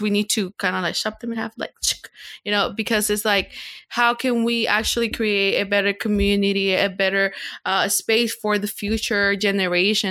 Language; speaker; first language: English; non-native, fluent; Spanish